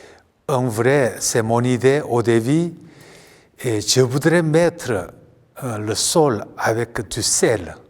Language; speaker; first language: French; non-native, learner; Korean